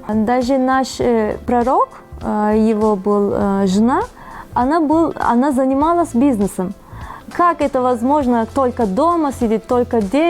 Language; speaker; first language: Russian; non-native, fluent; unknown